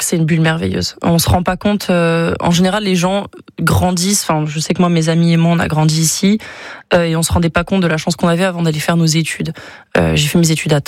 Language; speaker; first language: French; native; French